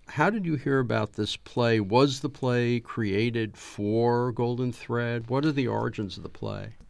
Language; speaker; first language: English; native; English